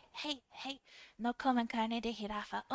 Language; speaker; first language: Spanish; non-native, fluent; English